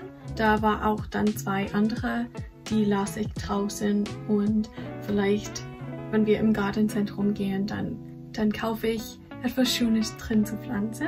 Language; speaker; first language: German; non-native, fluent; English